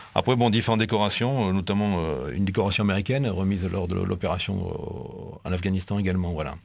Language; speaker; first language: French; native; French